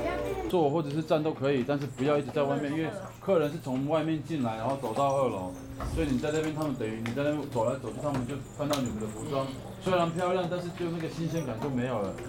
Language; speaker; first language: Chinese; native; Chinese